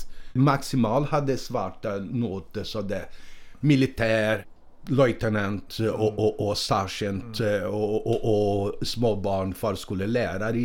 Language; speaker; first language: Swedish; non-native, fluent; Portuguese